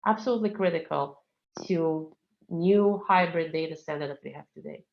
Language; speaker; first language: English; non-native, fluent; Russian